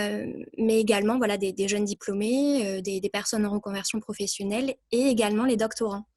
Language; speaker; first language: French; native; French